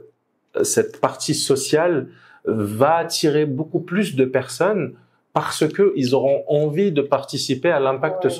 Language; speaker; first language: French; native; French